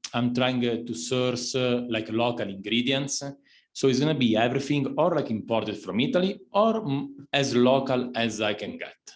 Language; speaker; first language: English; non-native, fluent; Italian